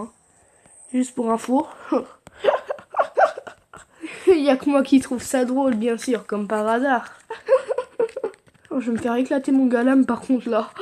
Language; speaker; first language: French; native; French